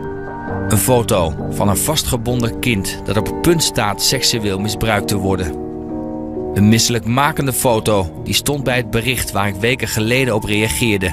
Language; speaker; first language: Dutch; native; Dutch